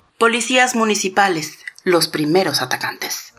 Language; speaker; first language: Spanish; native; Spanish